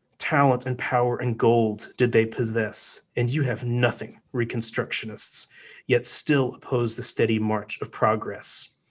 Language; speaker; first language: English; native; English